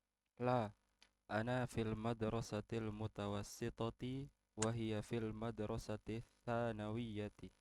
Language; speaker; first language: Arabic; non-native, learner; Indonesian